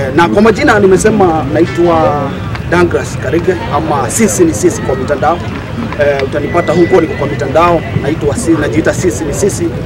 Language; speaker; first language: Swahili; non-native, local second language; Kikuyu